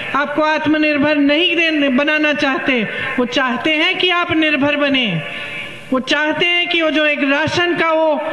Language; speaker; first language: Hindi; native; Hindi